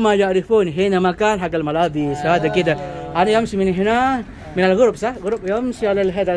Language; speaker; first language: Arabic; non-native, learner; Indonesian